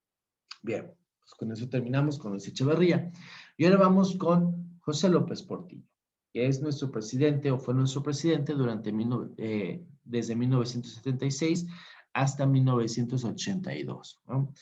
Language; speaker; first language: Spanish; native; Spanish